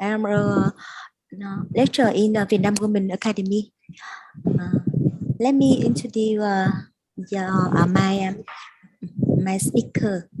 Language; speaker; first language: English; non-native, learner; Vietnamese